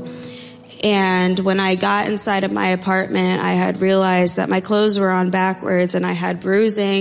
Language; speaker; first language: English; native; English